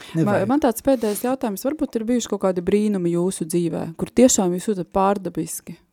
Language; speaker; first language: Latvian; native; Latvian